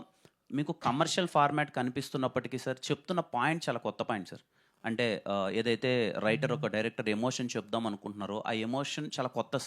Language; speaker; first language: Telugu; native; Telugu